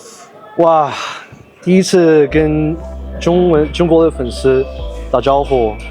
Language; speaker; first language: Chinese; early bilingual, heritage; Chinese